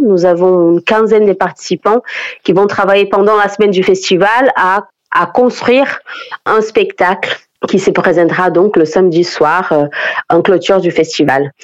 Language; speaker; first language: French; non-native, fluent; Portuguese